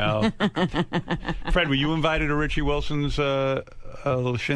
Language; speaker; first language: English; native; English